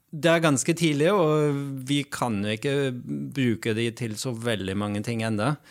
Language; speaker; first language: Norwegian; non-native, fluent; Dutch